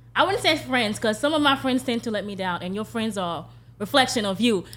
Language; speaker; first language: English; early bilingual, other home language; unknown